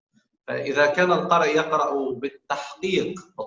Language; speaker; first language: Arabic; native; Arabic